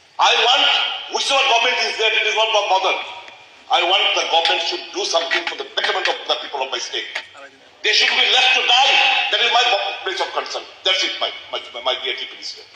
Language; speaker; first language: English; non-native, local second language; Bangla